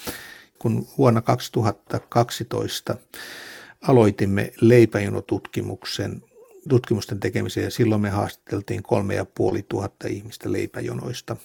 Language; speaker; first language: Finnish; native; Finnish